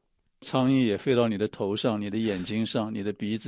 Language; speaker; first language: Chinese; native; Chinese